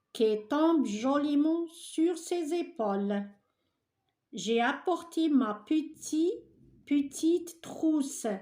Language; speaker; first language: French; non-native, local second language; Arabic